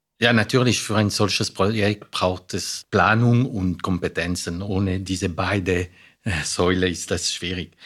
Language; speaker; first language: German; non-native, fluent; French